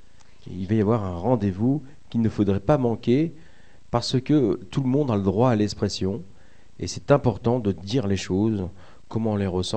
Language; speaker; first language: French; native; French